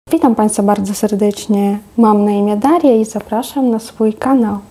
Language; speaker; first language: Polish; non-native, fluent; Russian